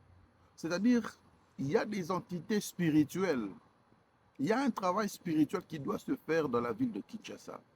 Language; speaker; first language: French; non-native, local second language; Lingala